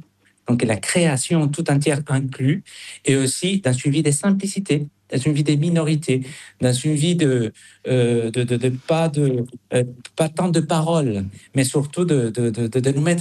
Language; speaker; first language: French; non-native, fluent; Spanish